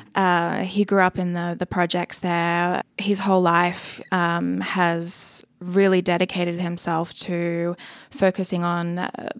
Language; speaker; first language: English; native; English